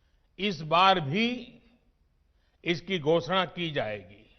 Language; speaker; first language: Hindi; native; Hindi